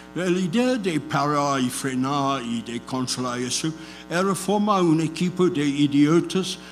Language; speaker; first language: Spanish; non-native, fluent; English